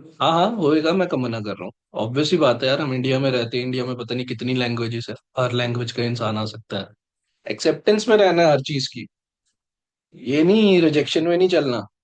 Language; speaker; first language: Hindi; native; Hindi